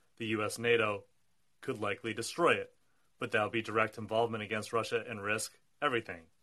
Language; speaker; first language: English; native; English